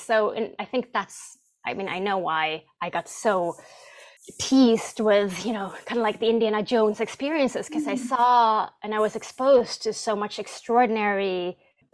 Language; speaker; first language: English; non-native, fluent; Swedish